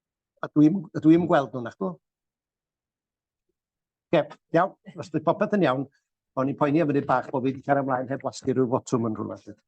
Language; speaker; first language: Welsh; native; Welsh